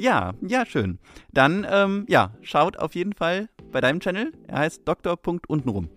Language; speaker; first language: German; native; German